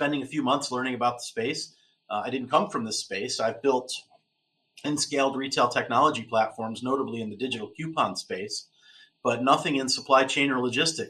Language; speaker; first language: English; native; English